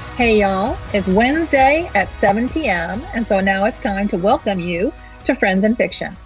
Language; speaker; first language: English; native; English